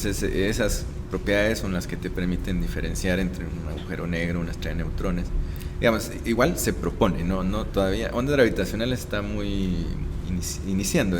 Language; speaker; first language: Spanish; native; Spanish